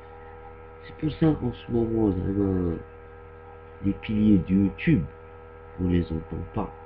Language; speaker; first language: French; non-native, local second language; Arabic